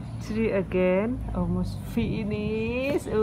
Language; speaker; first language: English; non-native, learner; Javanese